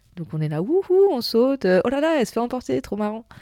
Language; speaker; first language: French; native; French